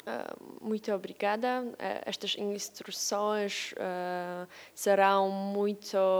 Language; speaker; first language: Portuguese; non-native, learner; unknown